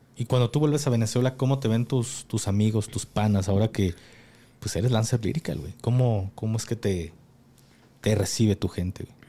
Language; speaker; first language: Spanish; native; Spanish